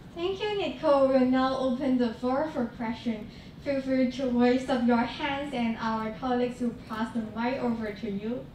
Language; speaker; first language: English; non-native, local second language; Cantonese